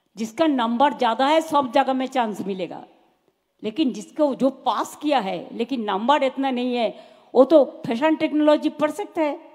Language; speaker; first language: Hindi; non-native, local second language; Bangla